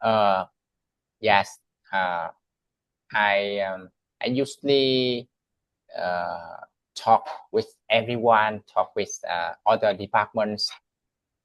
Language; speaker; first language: English; non-native, learner; Vietnamese